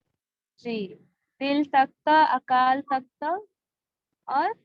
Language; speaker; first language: Hindi; native; Hindi